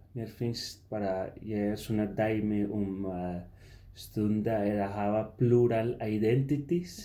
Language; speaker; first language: Icelandic; non-native, fluent; Spanish